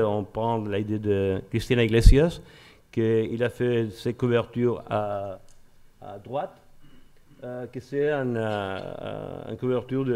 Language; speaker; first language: French; non-native, learner; Spanish